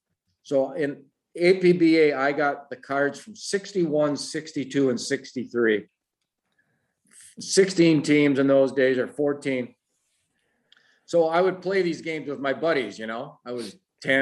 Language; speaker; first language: English; native; English